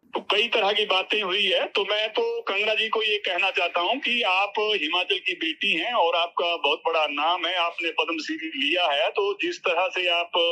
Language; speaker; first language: Hindi; native; Hindi